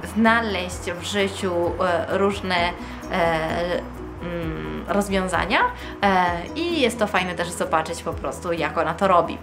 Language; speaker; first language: Polish; early bilingual, heritage; Polish